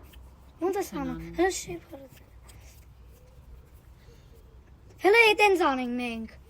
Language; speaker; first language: Armenian; early bilingual, heritage; Armenian